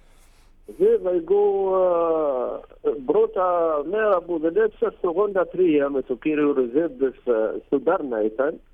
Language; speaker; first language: Greek; non-native, learner; Arabic